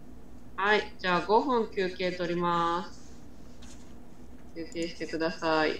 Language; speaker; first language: Japanese; non-native, fluent; Vietnamese